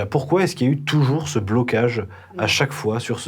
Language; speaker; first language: French; native; French